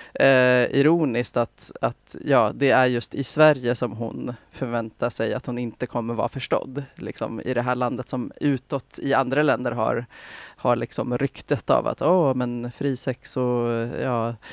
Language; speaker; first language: Swedish; native; Swedish